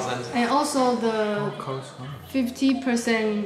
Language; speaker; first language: English; non-native, learner; Chinese